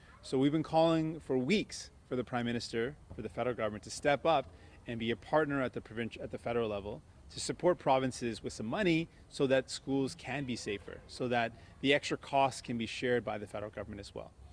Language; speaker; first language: English; early bilingual, other home language; Punjabi